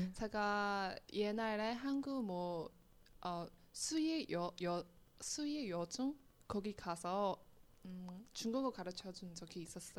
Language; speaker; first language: Korean; non-native, fluent; Chinese